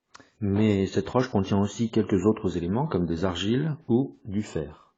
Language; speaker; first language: French; native; French